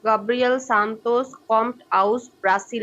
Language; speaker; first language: German; non-native, learner; Bangla